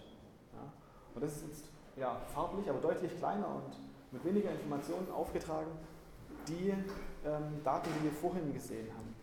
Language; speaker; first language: German; native; German